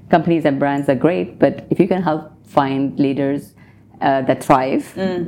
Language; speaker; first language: English; non-native, local second language; Urdu